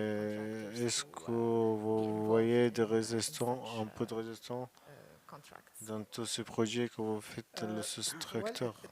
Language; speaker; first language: French; non-native, learner; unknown